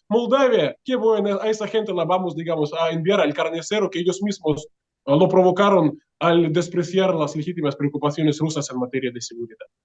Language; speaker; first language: Spanish; non-native, fluent; Russian